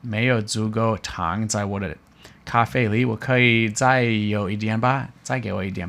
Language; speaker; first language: Chinese; non-native, fluent; English